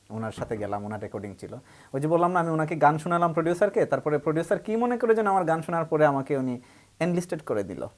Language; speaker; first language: Bangla; native; Bangla